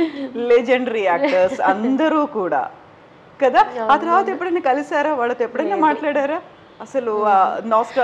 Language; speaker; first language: Telugu; native; Telugu